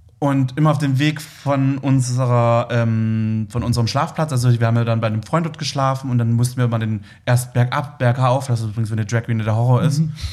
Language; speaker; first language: German; native; German